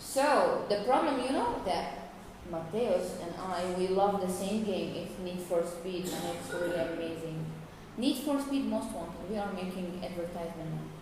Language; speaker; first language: English; non-native, learner; Portuguese